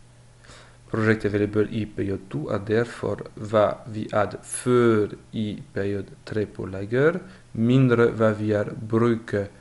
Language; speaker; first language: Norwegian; non-native, fluent; French